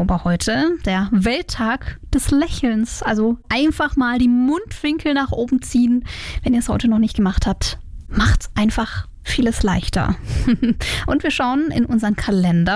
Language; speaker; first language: German; native; German